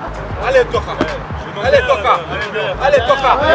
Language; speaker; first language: French; native; French